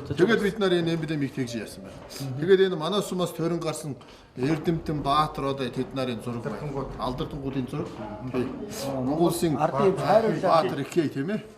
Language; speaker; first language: Mongolian; non-native, local second language; Kazakh